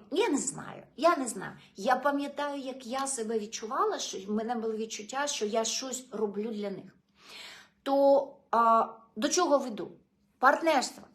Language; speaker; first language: Ukrainian; non-native, local second language; Russian